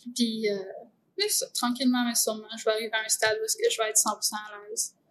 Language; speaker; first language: French; native; French